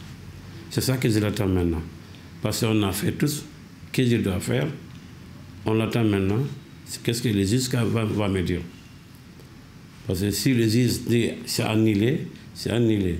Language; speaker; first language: French; non-native, learner; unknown